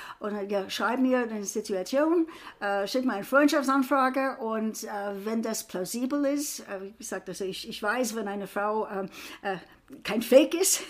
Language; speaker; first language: German; non-native, fluent; English